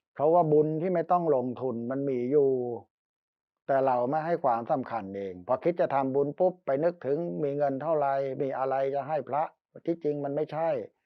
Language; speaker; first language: Thai; native; Thai